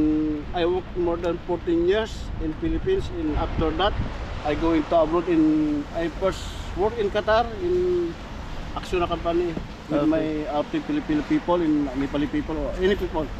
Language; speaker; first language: English; non-native, learner; Filipino